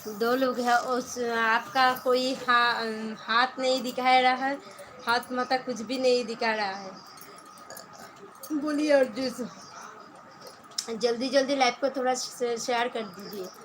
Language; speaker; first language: Hindi; non-native, local second language; Bangla